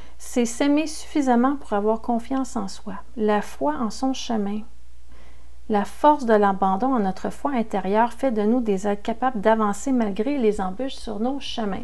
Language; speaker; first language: French; native; French